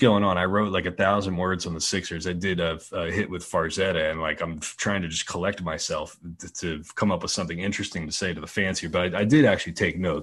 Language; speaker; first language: English; native; English